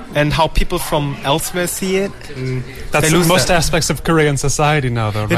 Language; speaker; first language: English; non-native, fluent; German